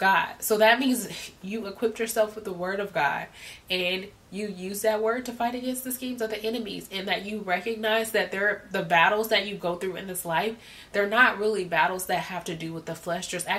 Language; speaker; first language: English; native; English